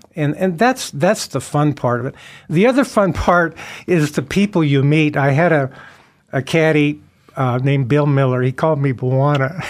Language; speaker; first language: English; native; English